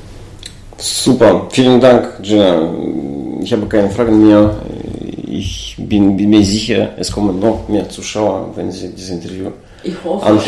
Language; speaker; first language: German; non-native, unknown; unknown